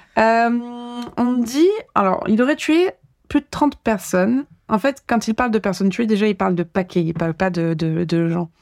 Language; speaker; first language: French; native; French